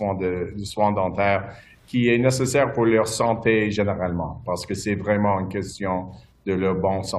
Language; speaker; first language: French; non-native, local second language; English